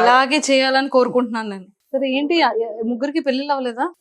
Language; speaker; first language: Telugu; native; Telugu